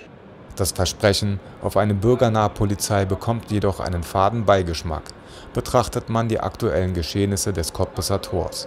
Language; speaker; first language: German; native; German